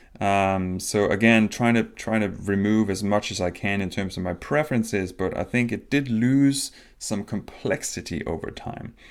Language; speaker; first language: English; non-native, fluent; Danish